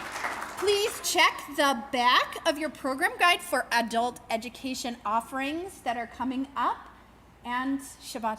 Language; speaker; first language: English; native; English